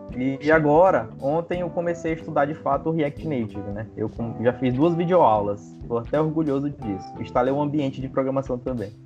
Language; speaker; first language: Portuguese; native; Portuguese